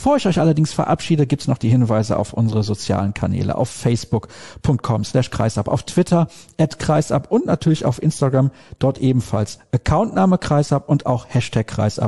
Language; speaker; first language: German; native; German